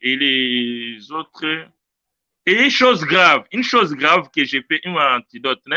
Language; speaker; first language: French; non-native, local second language; Luba-Lulua